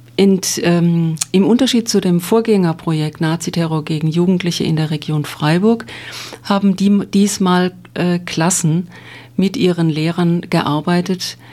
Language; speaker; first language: German; native; German